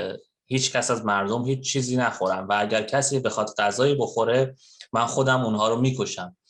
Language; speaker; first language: Persian; native; Persian